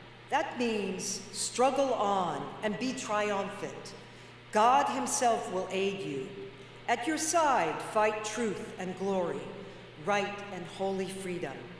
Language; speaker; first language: English; native; English